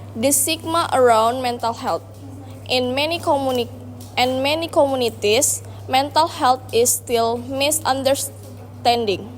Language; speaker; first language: English; non-native, learner; Indonesian